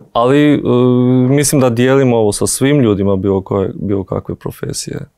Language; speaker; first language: Croatian; non-native, fluent; Albanian